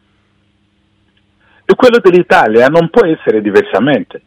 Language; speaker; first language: Italian; non-native, fluent; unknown